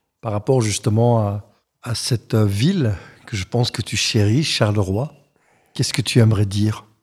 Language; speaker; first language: French; native; French